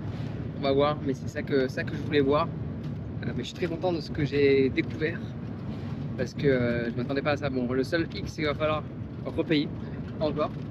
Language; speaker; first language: French; native; French